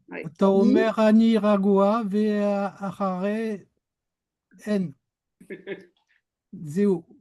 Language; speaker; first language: Hebrew; non-native, learner; French